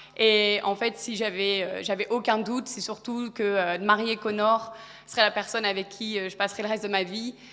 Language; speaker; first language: French; early bilingual, other home language; Polish